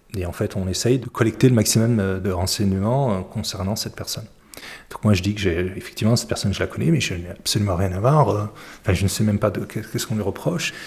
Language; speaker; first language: French; early bilingual, other home language; Arabic